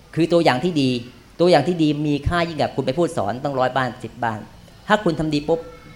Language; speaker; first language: Thai; native; Thai